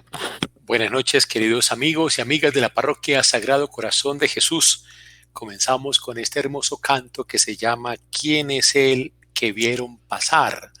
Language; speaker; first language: Spanish; native; Spanish